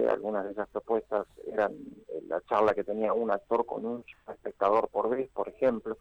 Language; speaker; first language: Spanish; native; Spanish